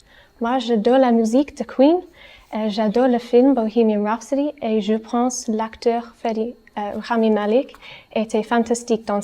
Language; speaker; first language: French; non-native, learner; English